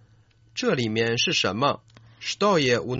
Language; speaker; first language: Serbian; non-native, fluent; Chinese